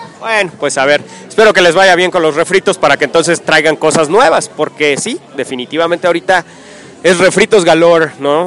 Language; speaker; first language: Spanish; native; Spanish